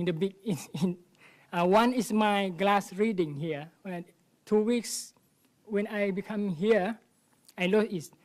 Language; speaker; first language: English; non-native, learner; Thai